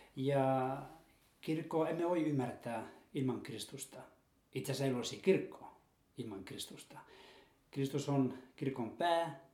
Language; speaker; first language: Finnish; non-native, fluent; Spanish